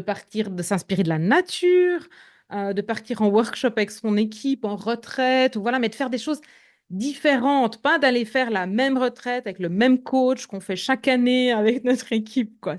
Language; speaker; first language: French; native; French